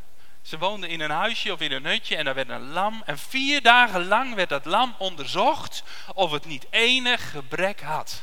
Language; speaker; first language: Dutch; native; Dutch